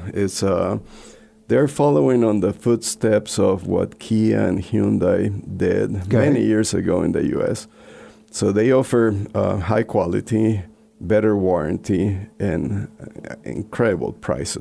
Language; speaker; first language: English; non-native, fluent; Spanish